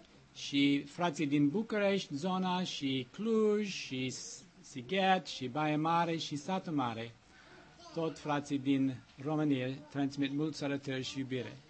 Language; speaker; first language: Romanian; non-native, learner; English